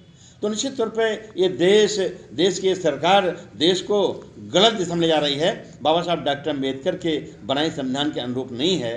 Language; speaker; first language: Hindi; native; Hindi